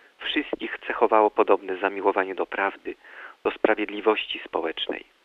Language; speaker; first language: Polish; early bilingual, heritage; Polish